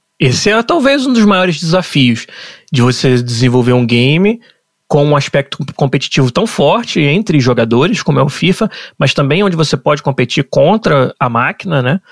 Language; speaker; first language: Portuguese; native; Portuguese